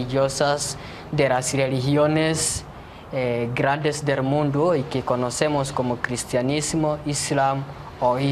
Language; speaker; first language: Spanish; non-native, fluent; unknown